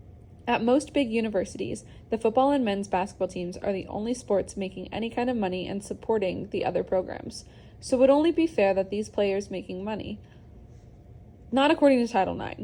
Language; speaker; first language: English; native; English